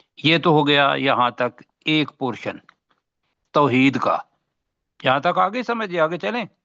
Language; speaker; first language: Urdu; native; Urdu